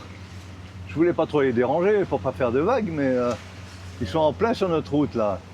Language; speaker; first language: French; native; French